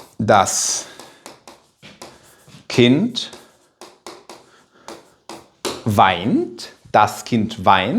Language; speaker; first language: German; non-native, fluent; Ukrainian